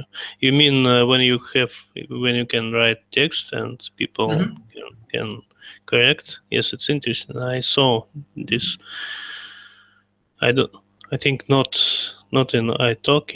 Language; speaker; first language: English; non-native, learner; Russian